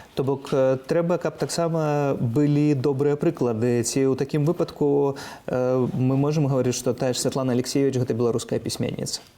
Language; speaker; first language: Belarusian; native; Belarusian